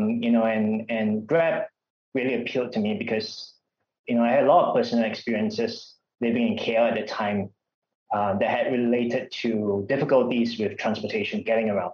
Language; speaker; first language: English; non-native, local second language; Malay